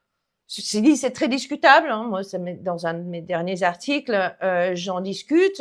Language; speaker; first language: French; non-native, fluent; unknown